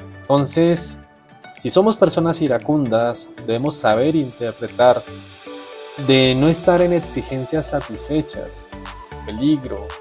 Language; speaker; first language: Spanish; native; Spanish